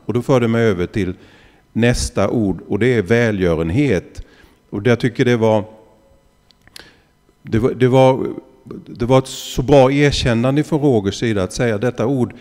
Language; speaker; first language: Swedish; native; Swedish